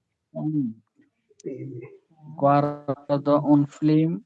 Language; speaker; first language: Italian; non-native, learner; Bangla